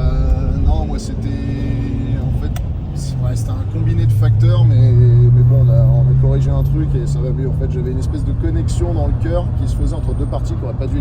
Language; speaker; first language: French; native; French